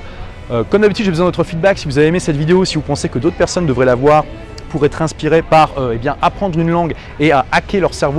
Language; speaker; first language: French; native; French